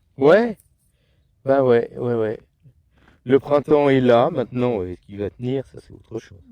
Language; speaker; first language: French; native; French